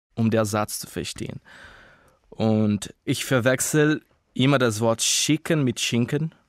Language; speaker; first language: German; non-native, fluent; Portuguese